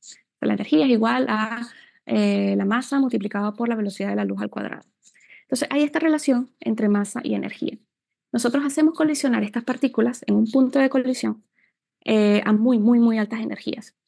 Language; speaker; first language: Spanish; native; Spanish